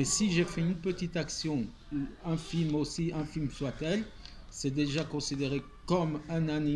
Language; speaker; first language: French; native; French